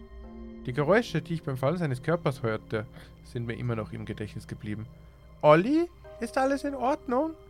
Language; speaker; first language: German; native; German